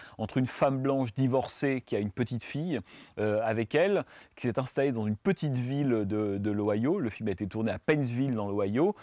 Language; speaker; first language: French; native; French